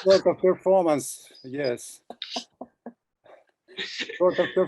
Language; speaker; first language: English; non-native, fluent; Russian